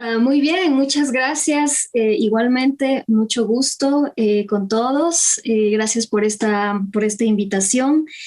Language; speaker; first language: Spanish; non-native, local second language; Quechua